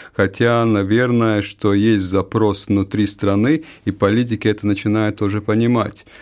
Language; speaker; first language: Russian; non-native, local second language; Latvian